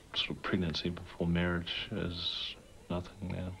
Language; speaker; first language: English; native; English